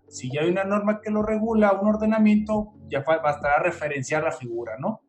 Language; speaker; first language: Spanish; native; Spanish